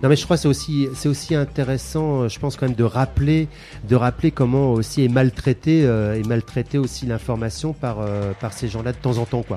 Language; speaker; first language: French; native; French